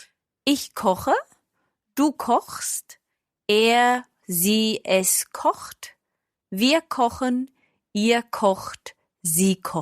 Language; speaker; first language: German; non-native, fluent; English